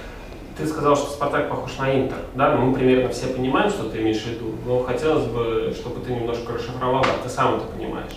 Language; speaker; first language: Russian; native; Russian